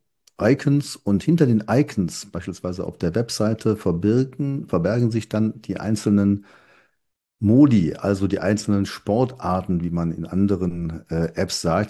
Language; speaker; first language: German; native; German